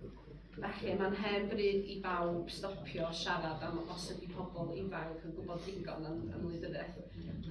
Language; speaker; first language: Welsh; native; Welsh